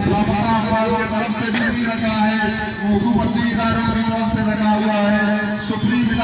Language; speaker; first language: Urdu; non-native, local second language; Baluchi